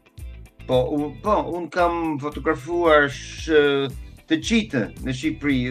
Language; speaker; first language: Albanian; non-native, learner; German